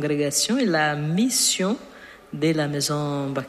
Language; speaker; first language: French; non-native, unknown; Portuguese